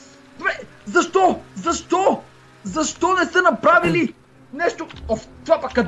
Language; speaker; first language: Bulgarian; native; Bulgarian